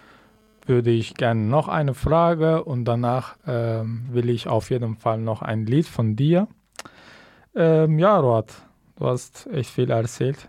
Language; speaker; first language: German; non-native, fluent; Kurdish